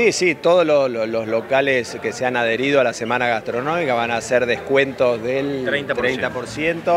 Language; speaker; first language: Spanish; native; Spanish